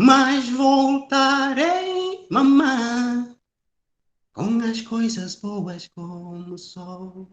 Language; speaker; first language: Portuguese; non-native, local second language; Upper Guinea Crioulo